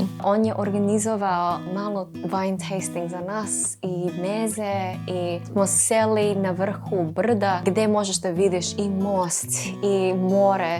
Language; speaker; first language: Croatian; non-native, learner; English